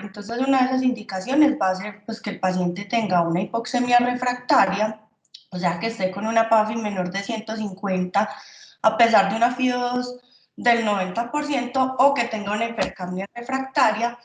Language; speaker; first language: Spanish; native; Spanish